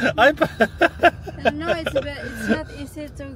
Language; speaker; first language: English; non-native, local second language; Filipino